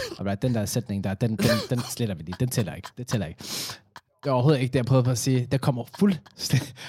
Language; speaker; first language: Danish; early bilingual, other home language; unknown